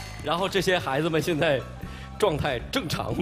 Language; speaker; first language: Chinese; native; Chinese